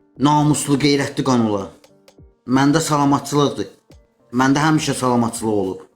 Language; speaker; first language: Azerbaijani; non-native, local second language; Talysh